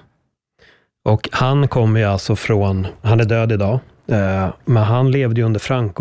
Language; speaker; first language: Swedish; native; Swedish